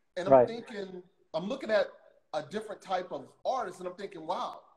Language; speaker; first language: English; native; English